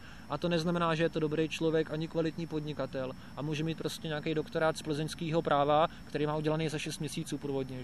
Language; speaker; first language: Czech; native; Czech